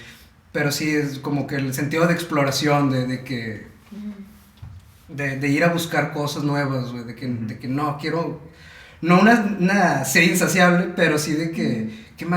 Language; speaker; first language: Spanish; native; Spanish